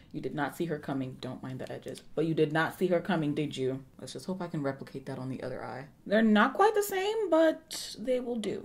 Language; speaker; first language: English; early bilingual, other home language; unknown